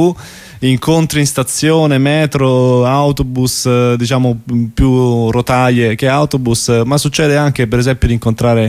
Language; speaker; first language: Italian; native; Italian